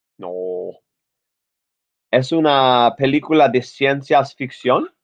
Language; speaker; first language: Spanish; non-native, fluent; English